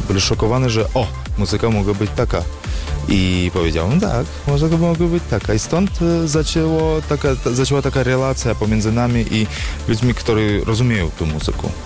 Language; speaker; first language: Polish; non-native, learner; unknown